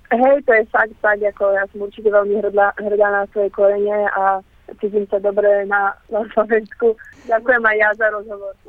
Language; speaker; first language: Slovak; early bilingual, heritage; Slovak